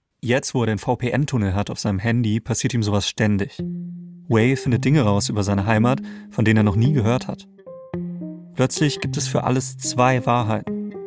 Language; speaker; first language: German; native; German